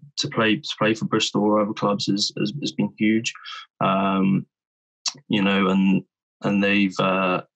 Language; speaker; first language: English; native; English